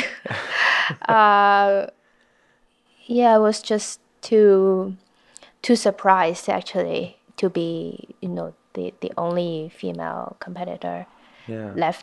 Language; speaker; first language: English; non-native, local second language; Cantonese